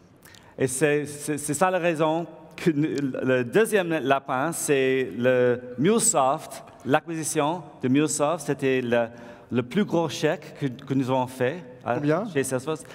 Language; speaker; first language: French; non-native, learner; English